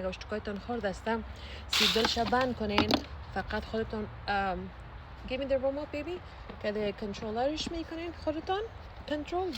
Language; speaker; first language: Persian; native; Persian